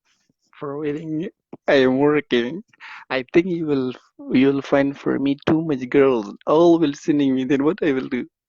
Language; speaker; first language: English; non-native, learner; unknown